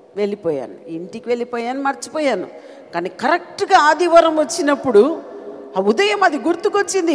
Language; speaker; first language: Telugu; non-native, fluent; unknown